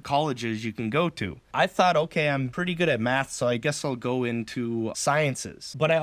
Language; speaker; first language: English; native; English